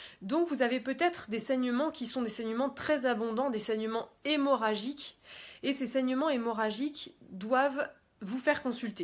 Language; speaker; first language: French; native; French